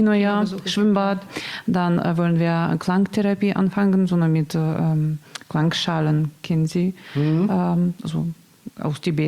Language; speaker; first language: German; non-native, learner; Russian